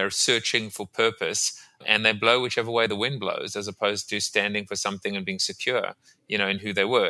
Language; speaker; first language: English; native; English